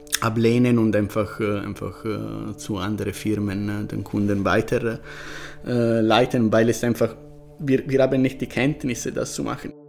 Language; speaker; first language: German; non-native, fluent; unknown